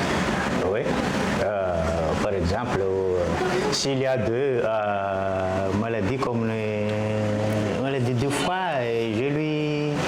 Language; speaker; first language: French; non-native, local second language; Malagasy